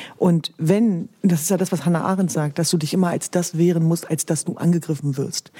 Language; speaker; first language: German; early bilingual, other home language; Kurdish